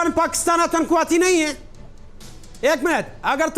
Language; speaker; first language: Hindi; non-native, learner; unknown